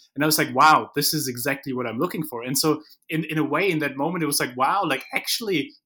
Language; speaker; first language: English; non-native, fluent; German